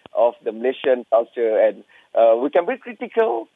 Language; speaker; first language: English; non-native, local second language; Malay